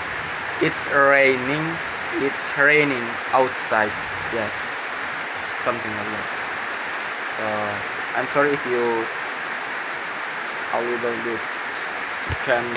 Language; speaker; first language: English; non-native, learner; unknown